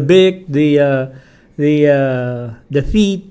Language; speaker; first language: English; non-native, local second language; Filipino